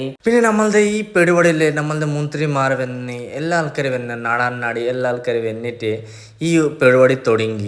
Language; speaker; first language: Malayalam; non-native, learner; Hindi